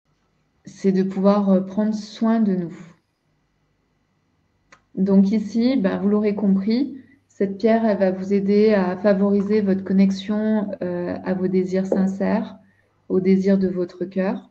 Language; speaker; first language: French; native; French